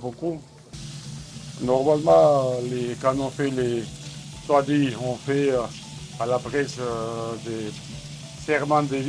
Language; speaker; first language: French; non-native, learner; Georgian